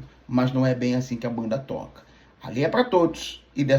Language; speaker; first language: Portuguese; native; Portuguese